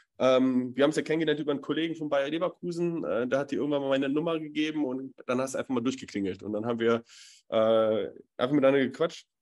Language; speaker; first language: German; native; German